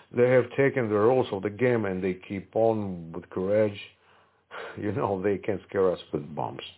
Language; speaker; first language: English; non-native, fluent; Ukrainian